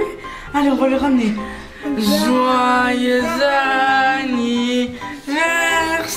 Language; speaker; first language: French; native; French